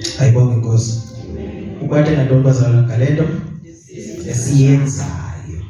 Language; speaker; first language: Zulu; non-native, local second language; Xhosa